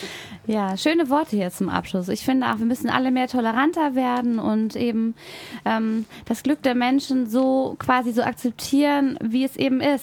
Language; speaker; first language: German; native; German